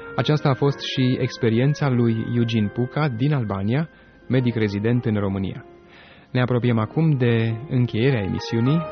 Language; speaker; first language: Romanian; native; Romanian